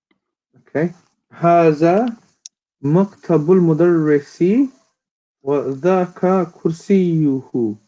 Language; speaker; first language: Arabic; non-native, learner; English